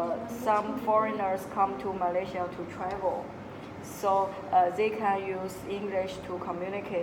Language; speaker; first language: English; non-native, local second language; Chinese